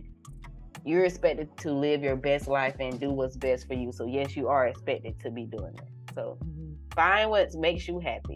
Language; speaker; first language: English; native; English